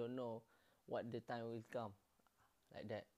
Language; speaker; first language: English; non-native, learner; Malay